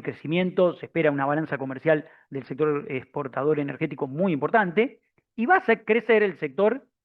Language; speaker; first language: Spanish; native; Spanish